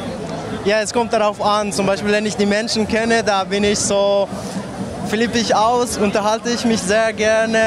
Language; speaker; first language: German; non-native, learner; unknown